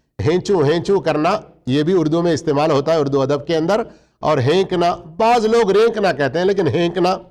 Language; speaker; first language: Urdu; native; Urdu